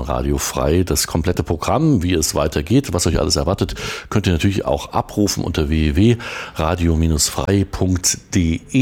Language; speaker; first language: German; native; German